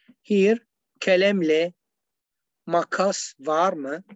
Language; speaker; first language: Turkish; non-native, learner; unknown